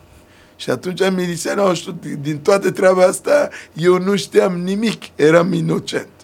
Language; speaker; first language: Romanian; non-native, fluent; Sango